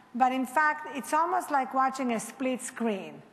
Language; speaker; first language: English; non-native, fluent; Greek